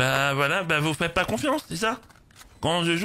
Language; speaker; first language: French; native; French